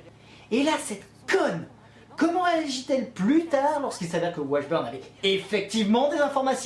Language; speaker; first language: French; native; French